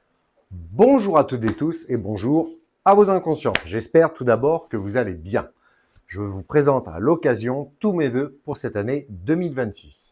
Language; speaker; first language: French; native; French